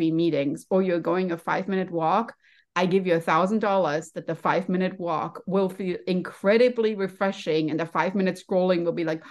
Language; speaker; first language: English; non-native, fluent; German